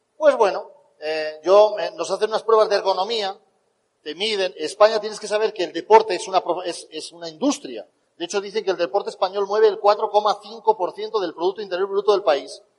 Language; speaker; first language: Spanish; native; Spanish